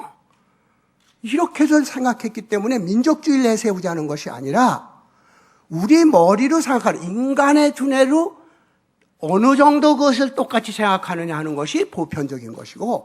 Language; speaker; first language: Korean; native; Korean